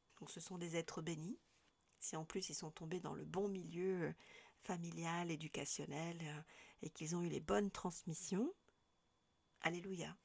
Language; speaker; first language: French; native; French